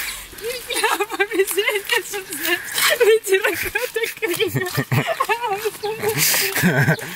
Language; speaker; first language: German; non-native, learner; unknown